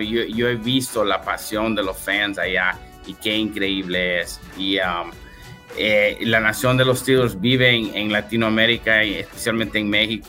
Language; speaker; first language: Spanish; early bilingual, heritage; English